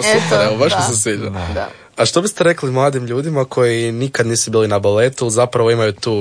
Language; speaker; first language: Serbian; native; Serbian